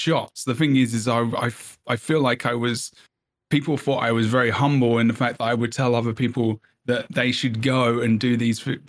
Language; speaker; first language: English; native; English